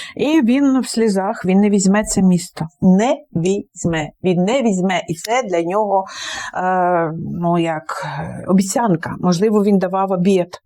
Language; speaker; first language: Ukrainian; native; Ukrainian